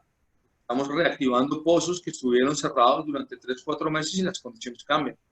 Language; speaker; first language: Spanish; native; Spanish